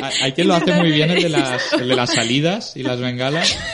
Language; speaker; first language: Spanish; native; Spanish